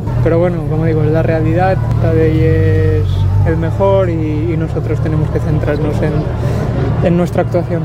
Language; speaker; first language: Spanish; non-native, local second language; Catalan